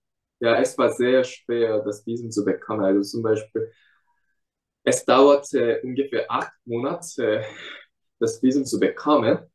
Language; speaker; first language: German; non-native, fluent; Korean